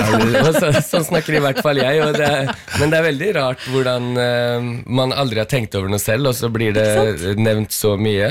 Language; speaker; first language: Norwegian; early bilingual, heritage; Norwegian